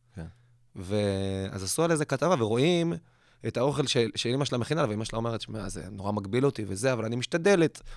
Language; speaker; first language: Hebrew; native; Hebrew